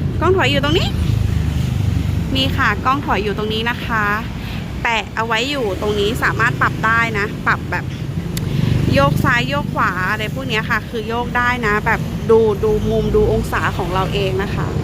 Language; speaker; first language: Thai; native; Thai